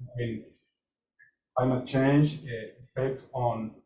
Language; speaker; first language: English; non-native, fluent; Spanish